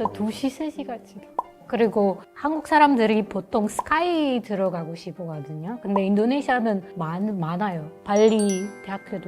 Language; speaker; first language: Korean; non-native, fluent; Indonesian